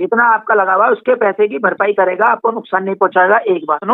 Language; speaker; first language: Hindi; native; Hindi